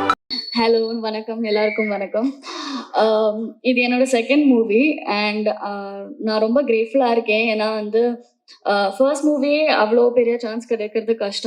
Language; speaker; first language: Tamil; non-native, learner; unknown